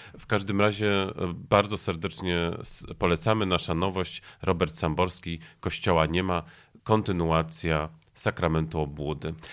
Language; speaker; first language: Polish; native; Polish